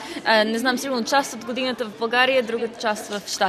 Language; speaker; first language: Bulgarian; early bilingual, heritage; Bulgarian